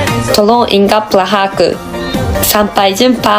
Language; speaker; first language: Indonesian; non-native, learner; Japanese